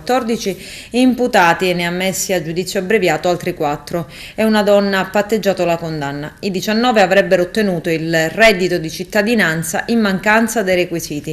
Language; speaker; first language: Italian; native; Italian